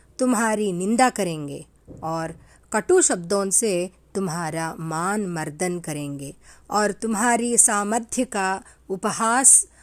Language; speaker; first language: Hindi; non-native, local second language; Telugu